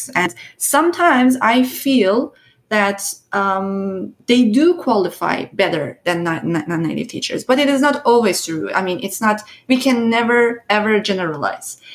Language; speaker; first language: English; non-native, fluent; Persian